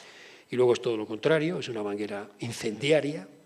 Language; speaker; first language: Spanish; native; Spanish